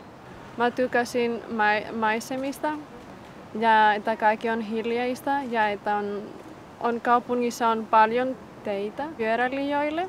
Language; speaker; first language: Finnish; non-native, learner; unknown